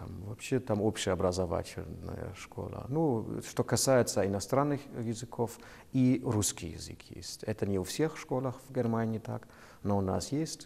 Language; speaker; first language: Russian; non-native, fluent; German